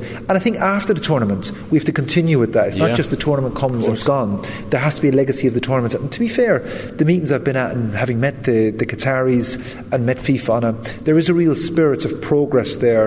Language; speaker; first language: English; native; English